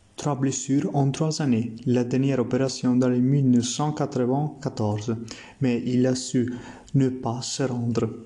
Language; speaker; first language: French; non-native, learner; Italian